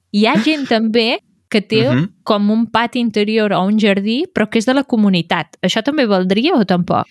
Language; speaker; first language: Catalan; native; Catalan